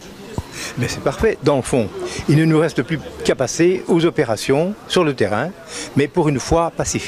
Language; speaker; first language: French; native; French